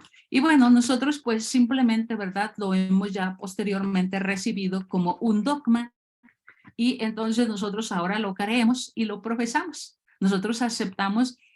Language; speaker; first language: Spanish; native; Spanish